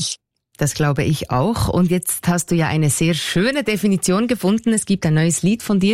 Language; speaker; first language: German; native; German